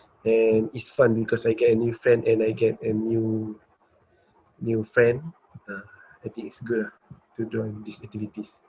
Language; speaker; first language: English; non-native, learner; Malay